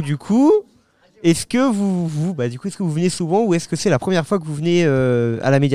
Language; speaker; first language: French; native; French